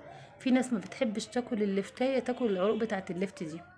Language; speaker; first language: Arabic; native; Arabic